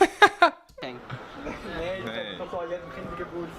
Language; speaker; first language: German; native; German